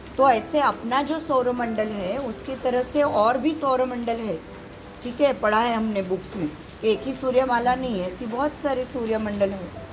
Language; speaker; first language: Hindi; non-native, local second language; Marathi